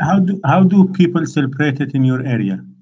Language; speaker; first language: English; non-native, fluent; Arabic